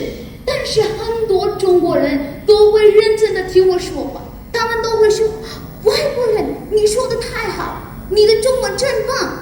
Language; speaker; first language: Chinese; non-native, learner; Hindi